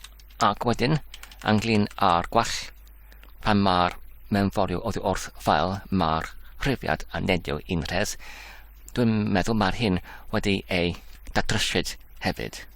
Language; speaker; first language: Welsh; non-native, learner; English